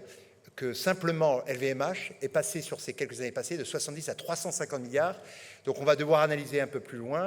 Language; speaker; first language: French; native; French